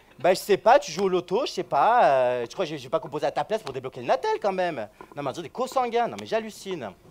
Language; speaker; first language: French; native; French